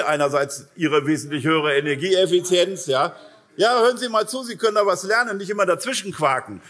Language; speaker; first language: German; native; German